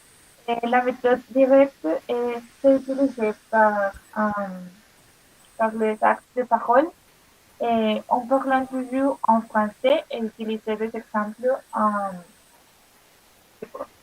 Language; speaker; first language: French; non-native, learner; Spanish